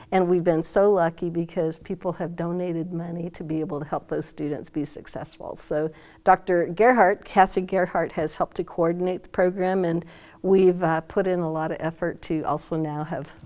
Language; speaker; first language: English; native; English